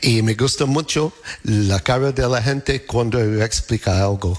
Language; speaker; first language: Spanish; non-native, learner; English